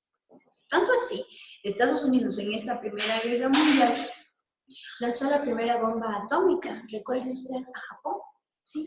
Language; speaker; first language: Spanish; native; Spanish